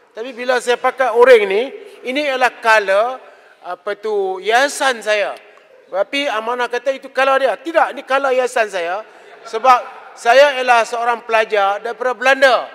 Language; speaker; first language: Malay; native; Malay